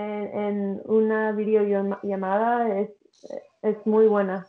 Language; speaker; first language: Spanish; early bilingual, heritage; English